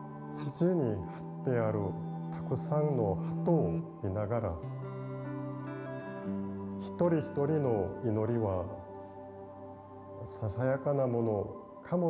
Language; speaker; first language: Japanese; non-native, fluent; Korean